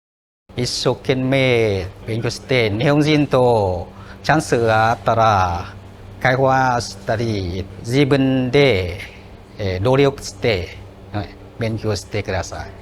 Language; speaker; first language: Japanese; non-native, learner; Vietnamese